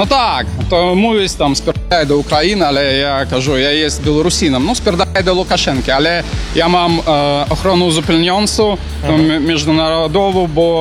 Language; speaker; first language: Polish; non-native, learner; Belarusian